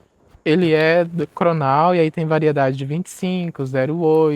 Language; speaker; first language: Portuguese; native; Portuguese